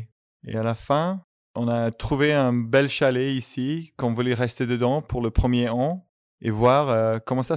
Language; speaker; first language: French; non-native, fluent; English